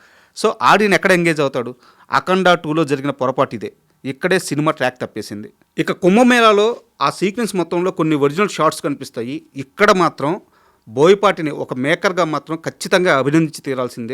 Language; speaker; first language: Telugu; native; Telugu